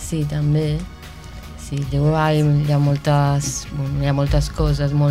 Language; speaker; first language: Catalan; non-native, fluent; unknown